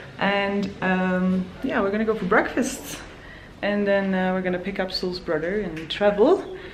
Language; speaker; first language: English; non-native, fluent; Dutch